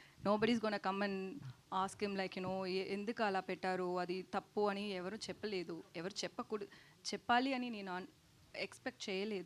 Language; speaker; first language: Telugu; non-native, learner; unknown